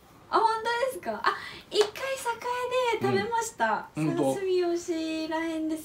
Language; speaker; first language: Japanese; early bilingual, other home language; Portuguese